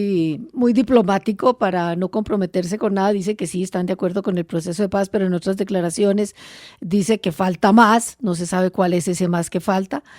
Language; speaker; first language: Spanish; native; Spanish